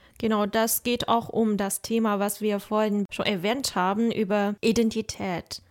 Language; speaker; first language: German; non-native, fluent; Chinese